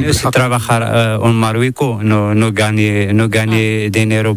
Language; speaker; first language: Spanish; non-native, learner; Arabic